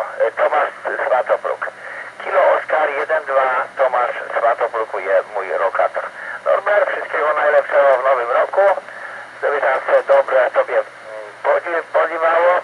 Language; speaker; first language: Polish; native; Polish